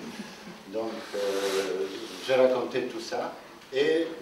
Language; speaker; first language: French; non-native, fluent; Polish